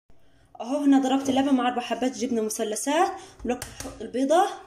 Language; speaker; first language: Arabic; native; Arabic